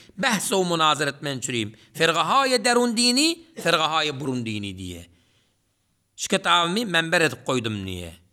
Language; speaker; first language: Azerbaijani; native; Azerbaijani